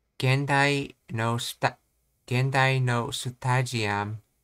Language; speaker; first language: Japanese; non-native, learner; English